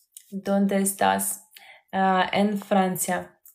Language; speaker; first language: Spanish; non-native, learner; Ukrainian